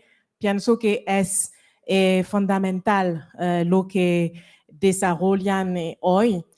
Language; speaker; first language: Spanish; non-native, fluent; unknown